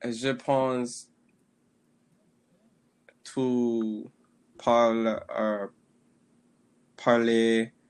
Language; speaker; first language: French; non-native, learner; English